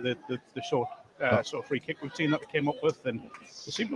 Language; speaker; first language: English; native; English